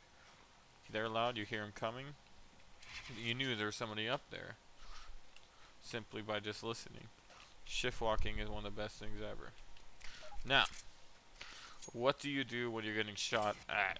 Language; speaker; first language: English; native; English